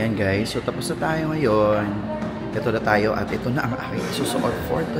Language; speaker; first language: Filipino; native; Filipino